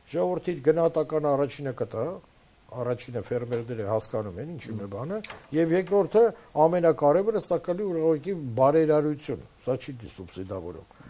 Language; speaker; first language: Armenian; native; Armenian